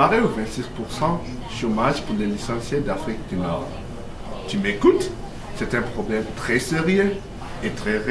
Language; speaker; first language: French; non-native, learner; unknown